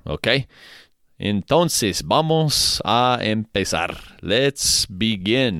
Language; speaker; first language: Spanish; non-native, fluent; English